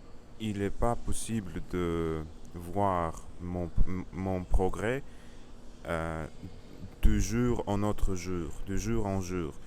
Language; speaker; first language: French; non-native, learner; Russian